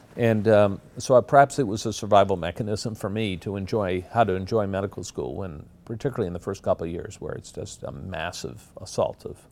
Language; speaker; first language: English; native; English